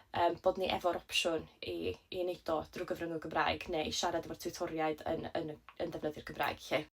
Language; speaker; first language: Welsh; native; Welsh